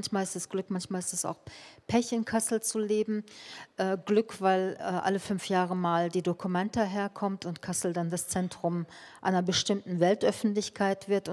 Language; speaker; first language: German; early bilingual, other home language; Turkish